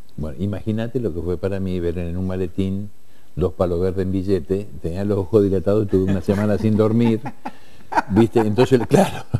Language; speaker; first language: Spanish; native; Spanish